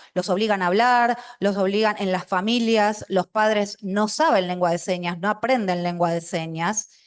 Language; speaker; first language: Spanish; non-native, local second language; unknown